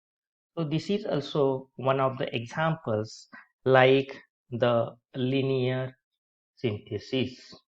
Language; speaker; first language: English; non-native, local second language; Marathi